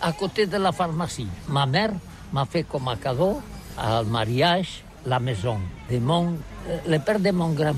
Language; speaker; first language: French; non-native, learner; Catalan